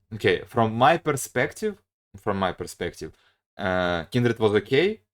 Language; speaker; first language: English; non-native, learner; Ukrainian